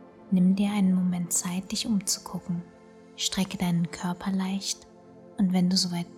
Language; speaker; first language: German; native; German